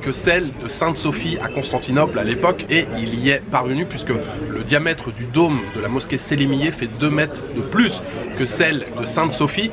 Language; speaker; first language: French; native; French